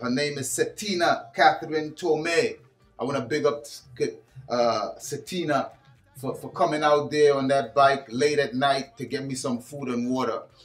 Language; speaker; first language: English; native; English